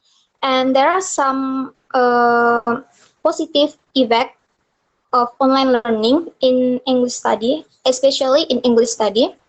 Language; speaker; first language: English; non-native, learner; Indonesian